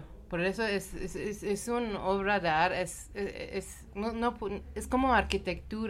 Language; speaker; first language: Spanish; non-native, learner; Persian